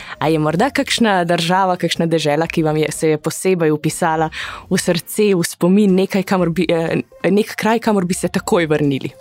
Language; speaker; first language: Slovenian; early bilingual, heritage; Slovenian